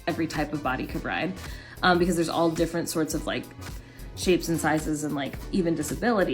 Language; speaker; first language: English; native; English